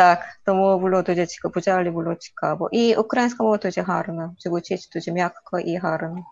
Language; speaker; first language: Ukrainian; non-native, learner; Korean